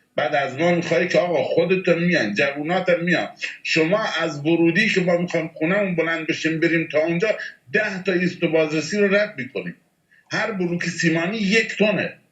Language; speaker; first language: Persian; non-native, local second language; Baluchi